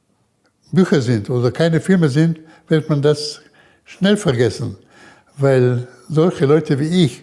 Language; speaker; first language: German; early bilingual, heritage; German